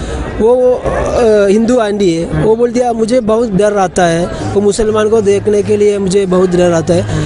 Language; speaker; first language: Hindi; non-native, local second language; Malayalam